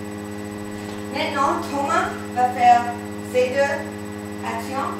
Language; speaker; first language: French; non-native, learner; English